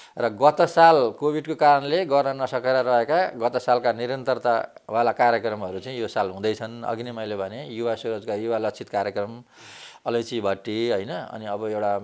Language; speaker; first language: Nepali; native; Nepali